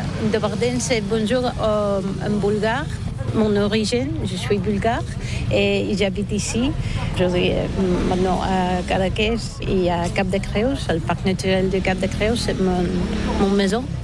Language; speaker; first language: French; non-native, learner; Bulgarian